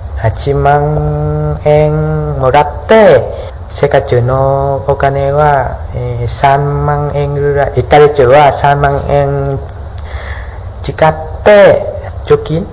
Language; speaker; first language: Japanese; non-native, learner; Vietnamese